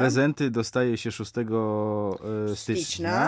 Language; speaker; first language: Polish; native; Polish